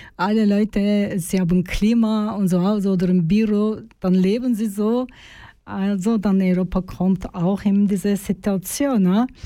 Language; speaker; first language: German; non-native, learner; Turkish